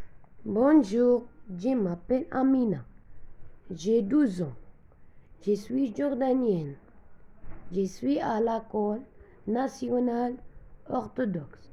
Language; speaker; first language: French; non-native, learner; Arabic